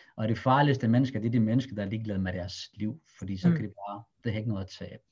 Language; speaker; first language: Danish; early bilingual, other home language; Arabic